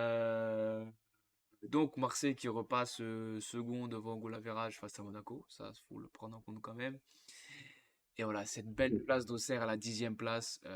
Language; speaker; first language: French; native; French